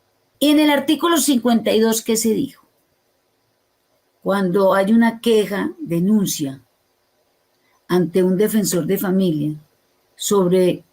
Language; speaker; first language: Spanish; native; Spanish